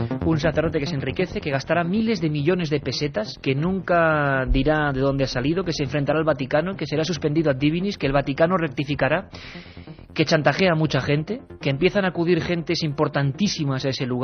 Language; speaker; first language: Spanish; native; Spanish